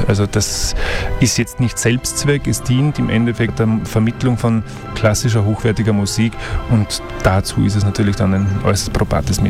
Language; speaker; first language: German; native; German